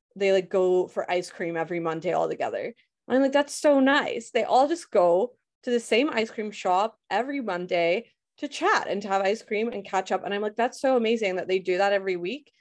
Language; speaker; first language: English; native; English